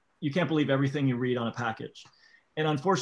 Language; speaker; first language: English; native; English